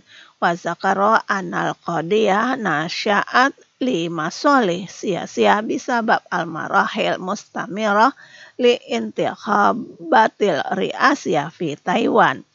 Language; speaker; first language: Arabic; non-native, fluent; Indonesian